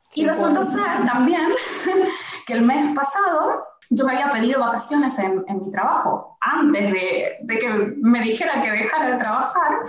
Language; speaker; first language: Spanish; native; Spanish